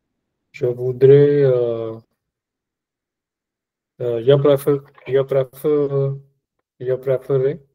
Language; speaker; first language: French; non-native, learner; Punjabi